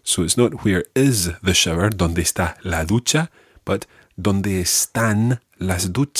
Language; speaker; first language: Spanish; non-native, fluent; English